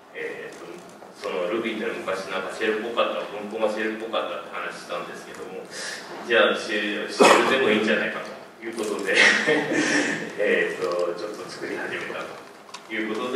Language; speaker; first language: Japanese; native; Japanese